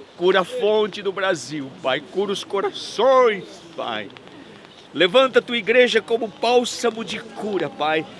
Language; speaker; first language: Portuguese; native; Portuguese